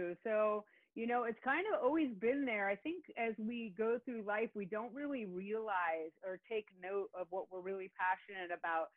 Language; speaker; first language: English; native; English